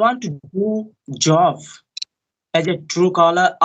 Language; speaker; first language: English; non-native, learner; Hindi